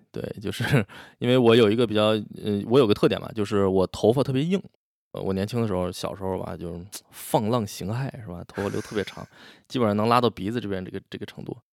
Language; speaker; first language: Chinese; native; Chinese